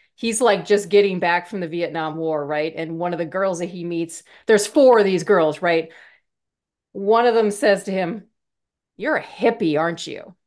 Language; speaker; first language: English; native; English